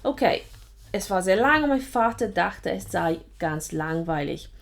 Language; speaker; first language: German; non-native, fluent; English